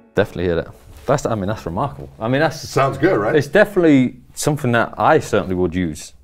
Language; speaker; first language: English; native; English